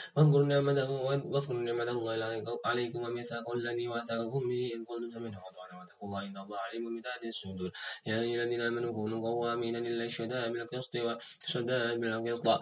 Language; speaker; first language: Arabic; non-native, learner; Indonesian